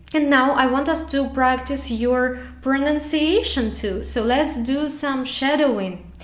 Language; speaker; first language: English; non-native, fluent; Ukrainian